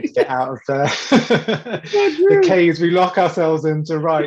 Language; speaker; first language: English; native; English